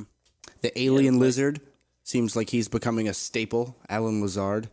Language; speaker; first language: English; native; English